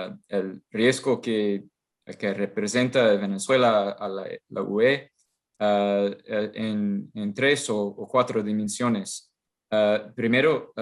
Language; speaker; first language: Spanish; non-native, fluent; English